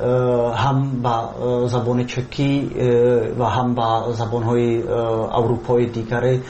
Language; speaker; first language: Tajik; non-native, fluent; Czech